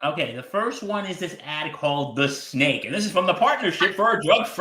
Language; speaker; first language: English; native; English